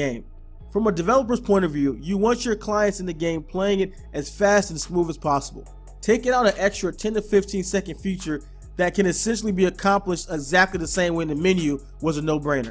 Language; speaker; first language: English; native; English